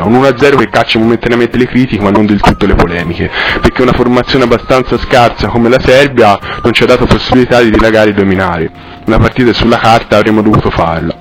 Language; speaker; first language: Italian; native; Italian